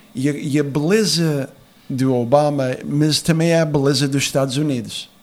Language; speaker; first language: Portuguese; early bilingual, heritage; Portuguese